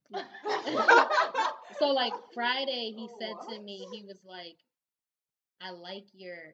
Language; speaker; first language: English; native; English